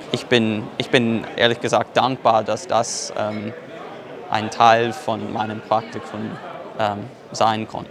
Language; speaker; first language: German; non-native, fluent; English